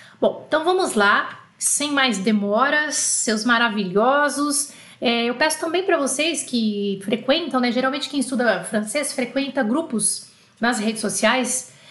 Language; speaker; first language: Portuguese; native; Portuguese